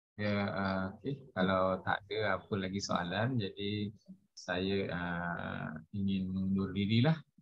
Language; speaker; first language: Malay; native; Malay